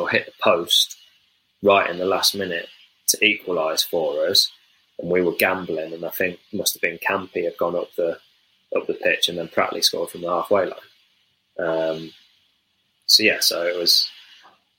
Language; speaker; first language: English; native; English